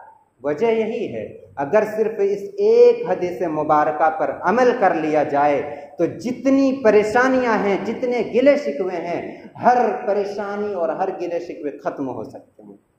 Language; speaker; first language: Urdu; native; Urdu